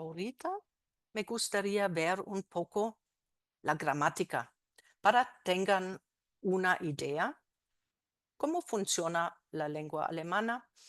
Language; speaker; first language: Spanish; non-native, fluent; German